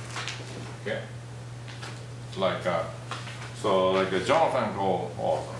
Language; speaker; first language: English; non-native, fluent; Japanese